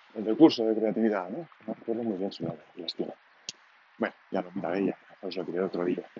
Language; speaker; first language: Spanish; non-native, local second language; Catalan